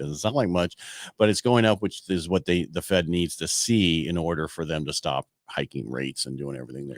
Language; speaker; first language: English; native; English